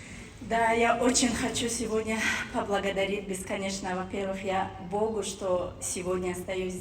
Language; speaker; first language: Russian; non-native, fluent; Tajik